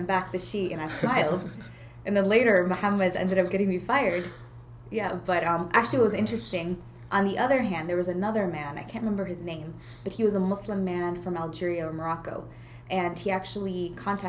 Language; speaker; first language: English; native; English